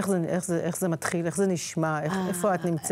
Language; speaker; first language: Hebrew; native; Hebrew